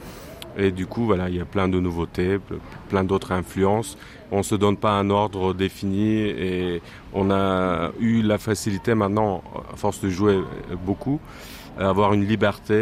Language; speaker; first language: French; non-native, fluent; Turkish